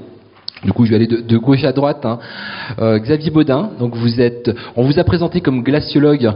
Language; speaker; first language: French; native; French